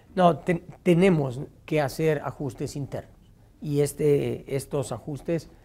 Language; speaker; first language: Spanish; native; Spanish